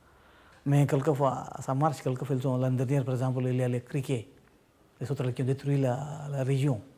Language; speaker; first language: French; non-native, local second language; Malagasy